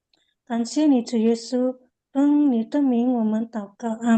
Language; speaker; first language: Chinese; non-native, learner; Indonesian